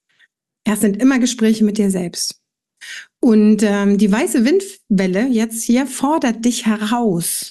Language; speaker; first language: German; native; German